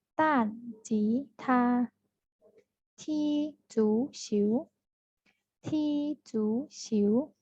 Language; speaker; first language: Chinese; non-native, fluent; Thai